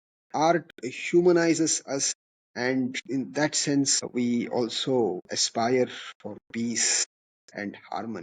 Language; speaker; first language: English; non-native, local second language; Kannada